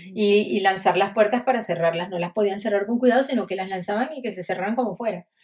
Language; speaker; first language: Spanish; native; Spanish